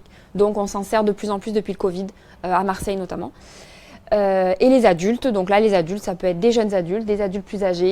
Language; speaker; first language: French; native; French